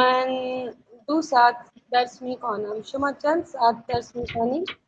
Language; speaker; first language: Persian; non-native, learner; Urdu